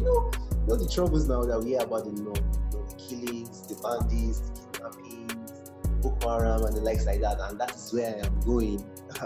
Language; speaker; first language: English; non-native, local second language; Igbo